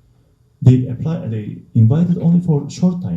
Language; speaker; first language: English; non-native, learner; Kurdish